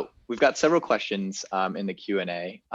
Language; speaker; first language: English; native; English